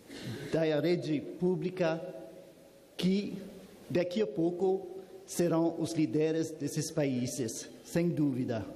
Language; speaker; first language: Portuguese; non-native, fluent; French